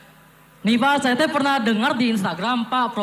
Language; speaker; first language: Indonesian; native; Indonesian